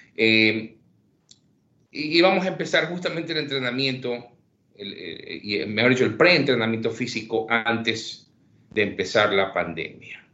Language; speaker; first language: Spanish; native; Spanish